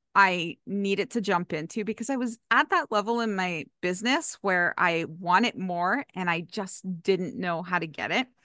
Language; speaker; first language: English; native; English